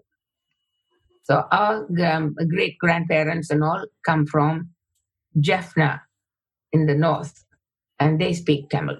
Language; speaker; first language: English; non-native, local second language; Tamil